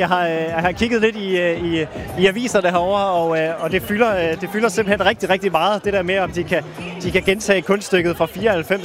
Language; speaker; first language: Danish; native; Danish